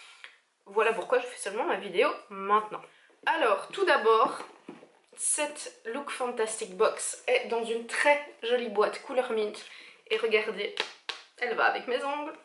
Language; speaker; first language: French; native; French